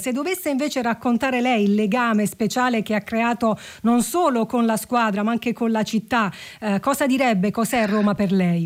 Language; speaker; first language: Italian; native; Italian